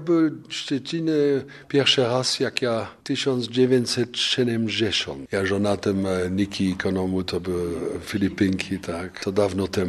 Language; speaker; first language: Polish; non-native, learner; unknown